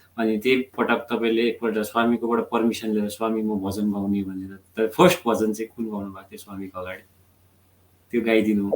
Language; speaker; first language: Nepali; native; Nepali